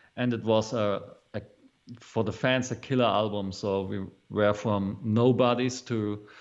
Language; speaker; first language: English; non-native, fluent; German